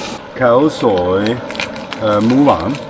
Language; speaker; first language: Thai; non-native, learner; Swedish